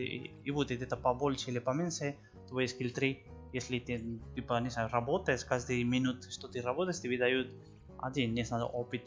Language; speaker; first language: Russian; non-native, learner; Spanish